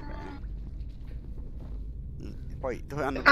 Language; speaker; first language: Italian; native; Italian